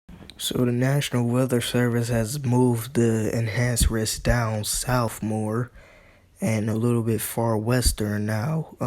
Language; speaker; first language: English; native; English